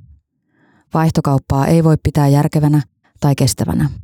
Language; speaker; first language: Finnish; native; Finnish